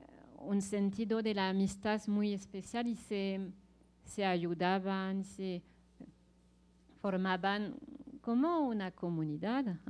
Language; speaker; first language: Spanish; non-native, fluent; French